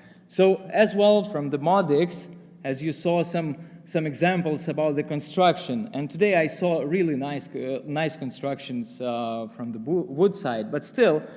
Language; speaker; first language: English; non-native, fluent; Lithuanian